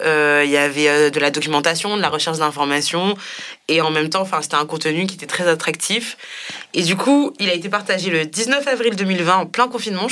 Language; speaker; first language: French; native; French